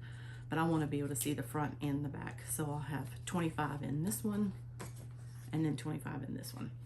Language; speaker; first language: English; native; English